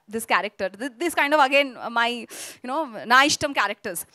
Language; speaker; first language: Telugu; non-native, local second language; Bangla